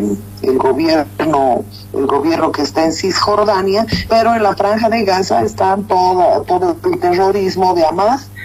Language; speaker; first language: Spanish; native; Spanish